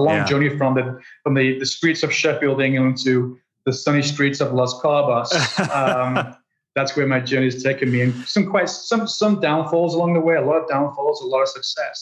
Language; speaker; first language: English; native; English